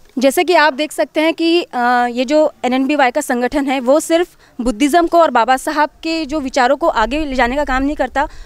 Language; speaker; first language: Hindi; non-native, local second language; Marathi